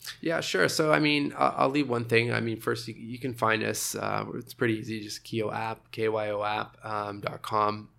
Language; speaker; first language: English; native; English